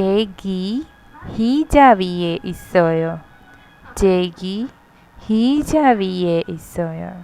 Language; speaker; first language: Korean; non-native, fluent; Hindi